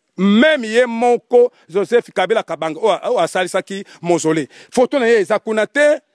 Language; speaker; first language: Lingala; non-native, local second language; Kongo